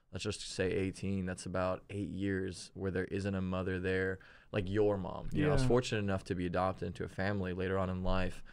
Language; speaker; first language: English; early bilingual, other home language; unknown